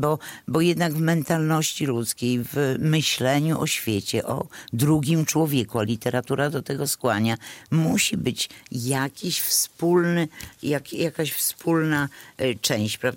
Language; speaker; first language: Polish; native; Polish